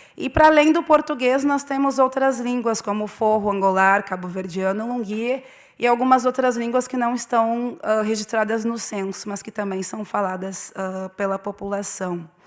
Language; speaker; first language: Portuguese; native; Portuguese